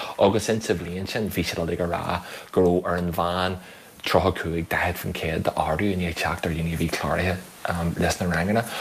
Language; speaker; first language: Irish; native; Irish